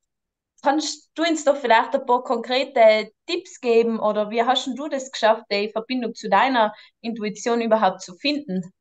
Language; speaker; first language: German; native; German